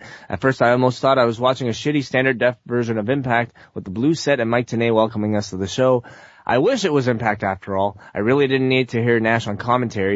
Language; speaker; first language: English; native; English